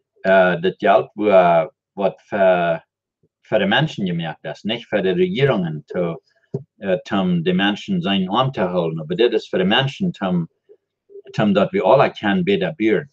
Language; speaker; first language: German; non-native, learner; Dutch